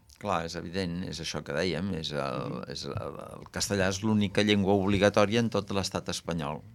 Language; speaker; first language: Catalan; native; Catalan